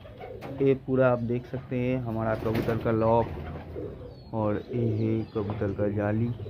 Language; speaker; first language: Hindi; non-native, local second language; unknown